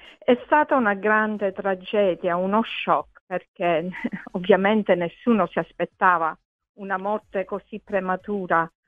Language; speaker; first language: Italian; early bilingual, heritage; Italian